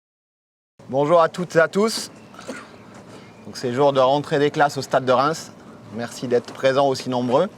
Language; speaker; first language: French; native; French